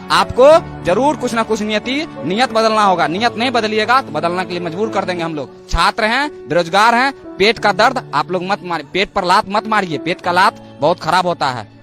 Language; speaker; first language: Hindi; native; Hindi